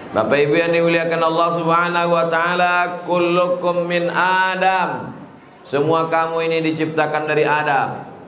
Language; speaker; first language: Indonesian; native; Indonesian